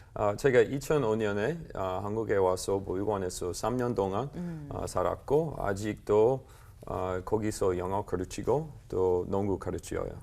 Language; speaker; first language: Korean; non-native, learner; English